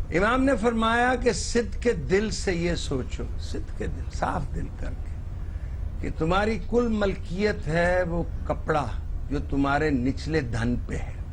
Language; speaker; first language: Urdu; non-native, local second language; Punjabi